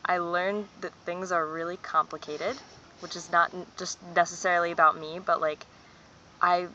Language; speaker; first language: English; native; English